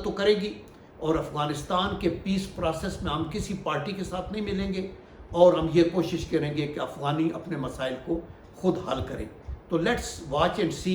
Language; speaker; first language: Urdu; native; Urdu